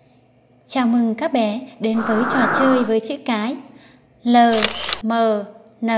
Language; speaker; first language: Vietnamese; native; Vietnamese